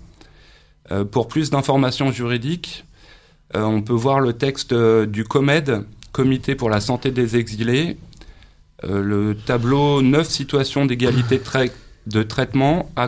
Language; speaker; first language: French; native; French